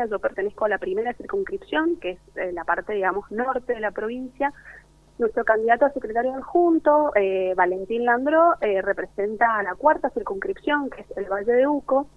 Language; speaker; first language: Spanish; native; Spanish